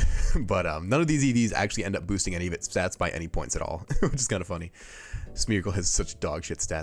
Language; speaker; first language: English; native; English